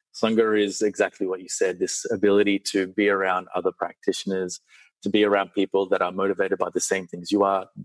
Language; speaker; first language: English; early bilingual, other home language; Sinhala